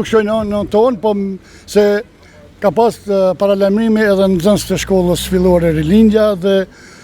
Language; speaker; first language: Albanian; native; Albanian